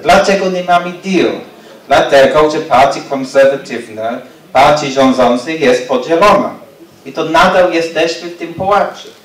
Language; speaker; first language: Polish; non-native, learner; English